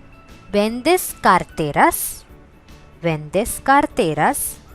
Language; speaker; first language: Spanish; non-native, fluent; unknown